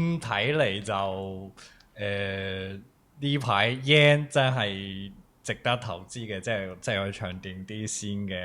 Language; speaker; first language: Cantonese; native; Cantonese